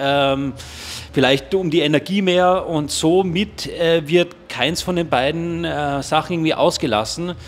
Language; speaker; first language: German; native; German